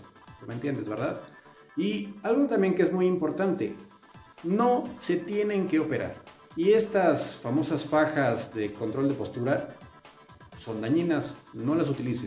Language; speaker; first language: Spanish; native; Spanish